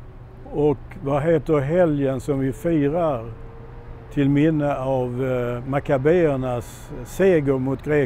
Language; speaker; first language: Swedish; non-native, fluent; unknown